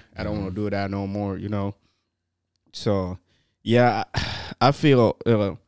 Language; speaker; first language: English; non-native, fluent; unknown